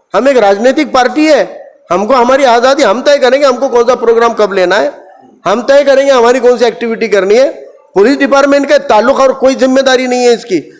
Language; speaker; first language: Hindi; non-native, local second language; Urdu